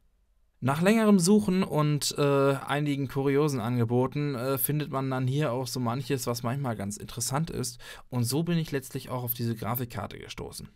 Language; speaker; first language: German; native; German